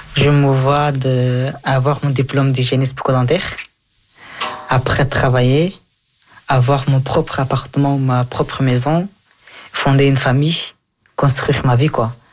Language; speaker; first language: French; early bilingual, other home language; Persian